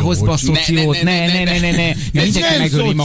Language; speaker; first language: Hungarian; native; Hungarian